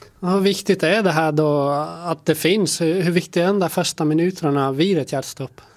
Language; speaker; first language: Swedish; native; Swedish